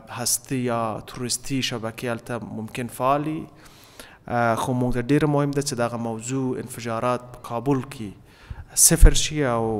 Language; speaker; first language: Persian; native; Persian